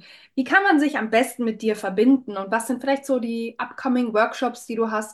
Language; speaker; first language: German; native; German